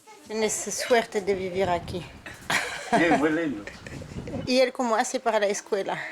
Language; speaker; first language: Spanish; non-native, learner; French